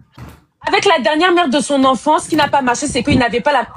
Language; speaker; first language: French; native; French